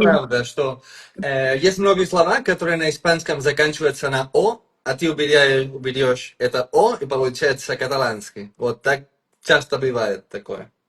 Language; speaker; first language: Russian; non-native, fluent; Catalan